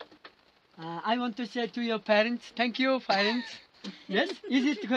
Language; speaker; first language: English; non-native, learner; Mongolian